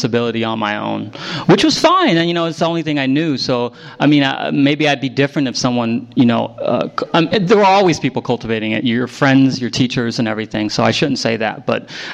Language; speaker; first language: English; native; English